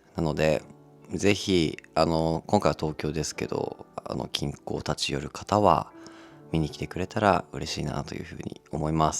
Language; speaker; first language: Japanese; native; Japanese